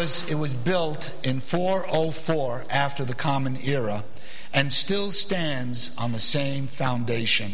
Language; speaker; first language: English; early bilingual, other home language; Arabic